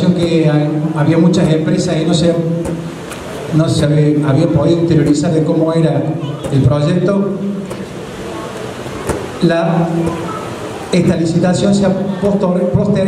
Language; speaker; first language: Spanish; native; Spanish